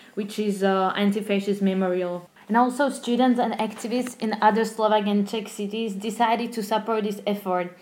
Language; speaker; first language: English; non-native, fluent; Slovak